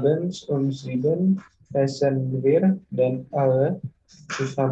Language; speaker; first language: German; non-native, learner; Indonesian